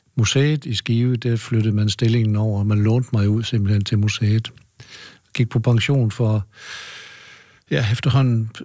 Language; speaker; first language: Danish; native; Danish